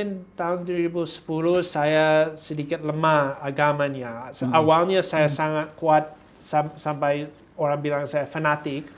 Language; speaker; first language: Indonesian; non-native, fluent; English